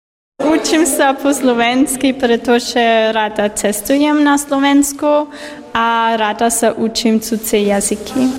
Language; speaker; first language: Slovak; non-native, learner; German